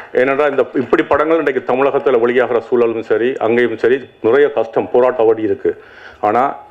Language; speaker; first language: Tamil; native; Tamil